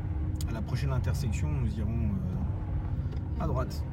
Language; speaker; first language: French; native; French